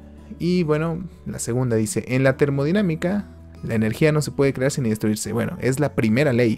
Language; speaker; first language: Spanish; native; Spanish